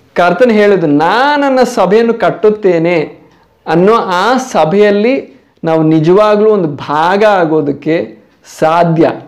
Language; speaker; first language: Kannada; non-native, local second language; Malayalam